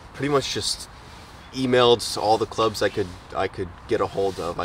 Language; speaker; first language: English; native; English